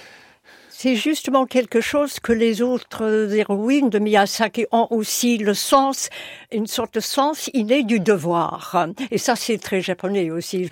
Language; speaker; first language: French; non-native, fluent; English